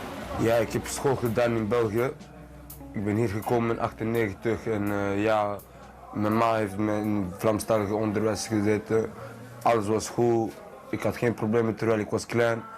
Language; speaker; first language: Dutch; early bilingual, other home language; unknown